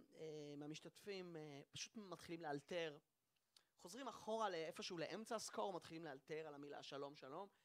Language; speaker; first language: Hebrew; native; Hebrew